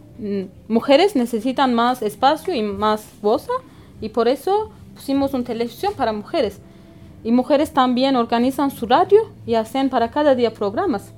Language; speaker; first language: Spanish; non-native, learner; Kurdish